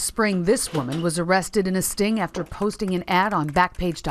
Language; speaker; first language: English; native; English